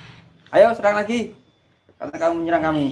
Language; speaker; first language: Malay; non-native, local second language; Javanese